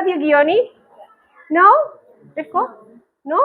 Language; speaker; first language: English; non-native, fluent; Indonesian